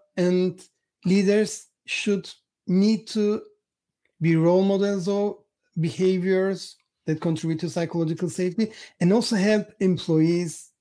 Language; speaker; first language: English; non-native, fluent; Turkish